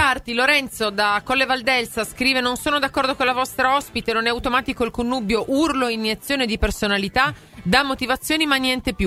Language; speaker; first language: Italian; native; Italian